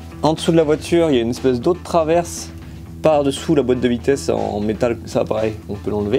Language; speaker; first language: French; native; French